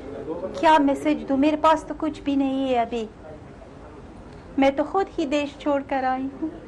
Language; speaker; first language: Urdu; non-native, learner; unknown